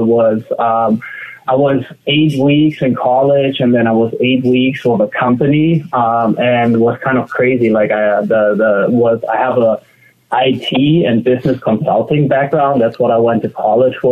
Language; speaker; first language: English; non-native, fluent; German